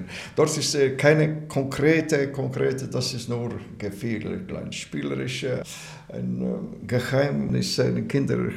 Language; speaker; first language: German; non-native, learner; Latvian